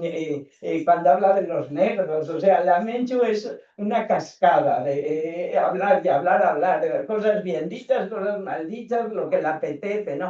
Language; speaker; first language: Spanish; native; Spanish